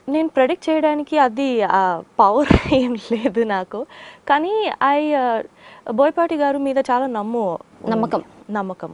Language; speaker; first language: Telugu; non-native, learner; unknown